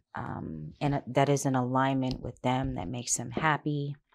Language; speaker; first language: English; native; English